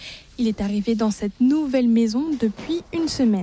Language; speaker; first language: French; native; French